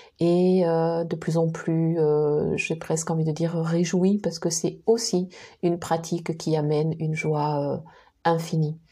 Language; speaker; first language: French; native; French